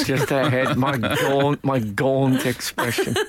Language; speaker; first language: English; native; English